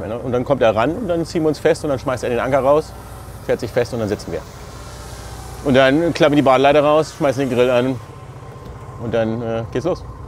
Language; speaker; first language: German; native; German